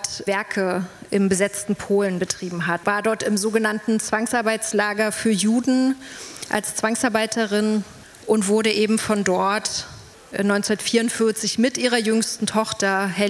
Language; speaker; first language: German; native; German